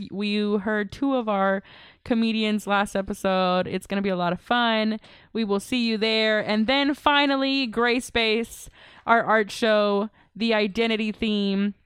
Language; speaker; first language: English; native; English